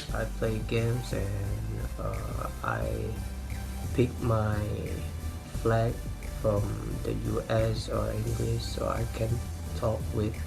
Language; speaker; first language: English; non-native, learner; Indonesian